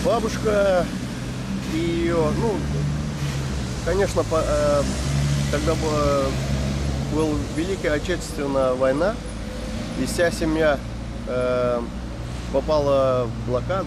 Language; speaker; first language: Russian; early bilingual, heritage; Dutch